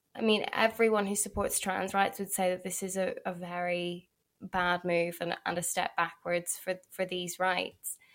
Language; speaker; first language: English; native; English